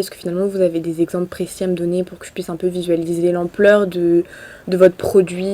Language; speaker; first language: French; native; French